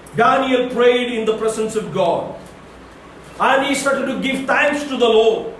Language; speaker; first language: English; non-native, local second language; Hindi